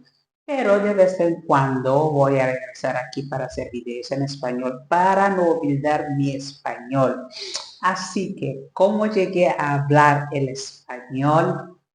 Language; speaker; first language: Spanish; non-native, learner; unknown